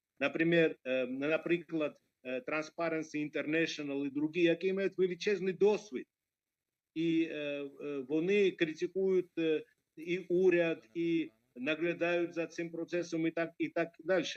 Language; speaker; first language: Ukrainian; non-native, fluent; Georgian